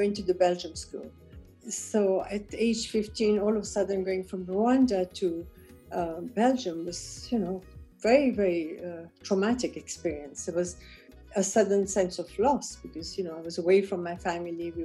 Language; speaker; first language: English; non-native, local second language; Kachhi